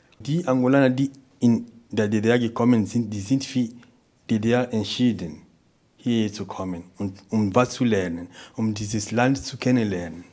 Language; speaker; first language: German; non-native, fluent; Portuguese